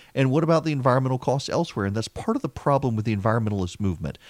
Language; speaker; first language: English; native; English